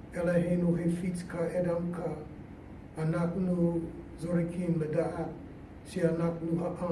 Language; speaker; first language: Hebrew; non-native, learner; English